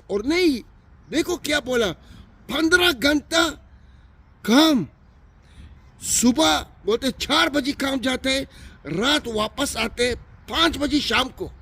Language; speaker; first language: Hindi; non-native, learner; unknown